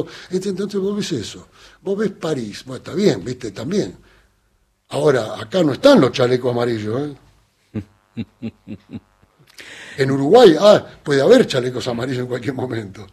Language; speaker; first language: Spanish; native; Spanish